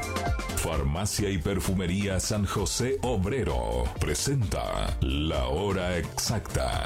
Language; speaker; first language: Spanish; native; Spanish